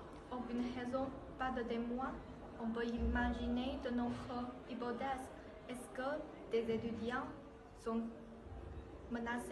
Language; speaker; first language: French; non-native, learner; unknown